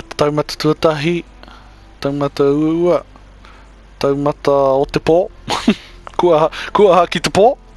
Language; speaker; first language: Māori; non-native, local second language; English